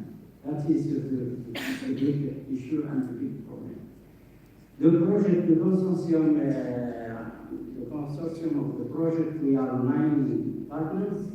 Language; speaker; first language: English; non-native, fluent; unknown